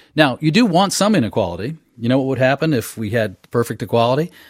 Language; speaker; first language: English; native; English